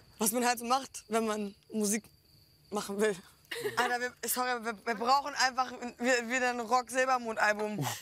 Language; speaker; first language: German; early bilingual, other home language; Polish